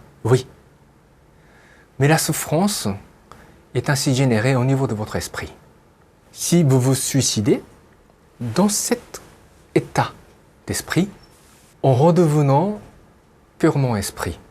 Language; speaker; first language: French; non-native, fluent; Japanese